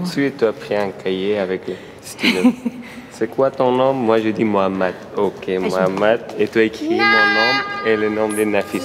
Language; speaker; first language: French; non-native, learner; Persian